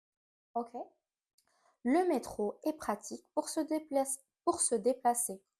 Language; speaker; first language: French; non-native, fluent; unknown